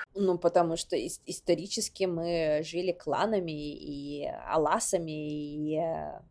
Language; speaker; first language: Russian; non-native, local second language; Yakut